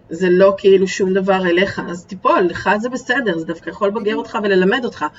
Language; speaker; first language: Hebrew; early bilingual, other home language; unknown